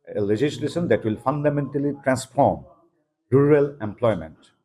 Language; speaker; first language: English; non-native, local second language; Assamese